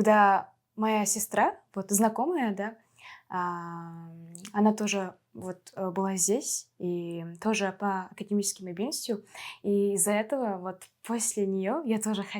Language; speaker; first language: Russian; non-native, local second language; Kazakh